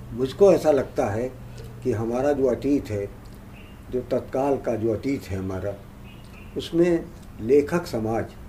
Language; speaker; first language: Hindi; native; Hindi